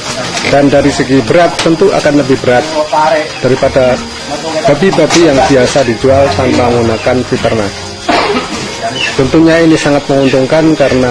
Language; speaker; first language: Indonesian; native; Indonesian